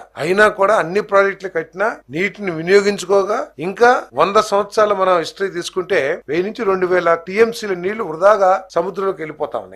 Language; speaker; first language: Telugu; native; Telugu